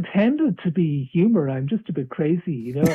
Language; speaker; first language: English; native; English